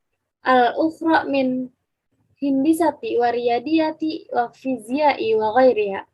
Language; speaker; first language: Arabic; non-native, learner; Indonesian